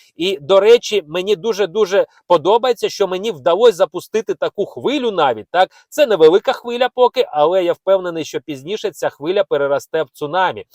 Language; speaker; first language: Ukrainian; native; Ukrainian